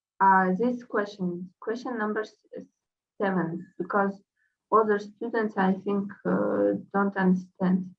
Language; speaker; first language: English; non-native, fluent; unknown